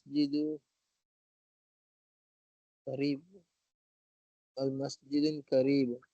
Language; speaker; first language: Arabic; non-native, learner; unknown